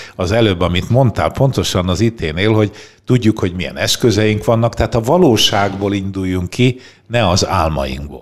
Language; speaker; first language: Hungarian; native; Hungarian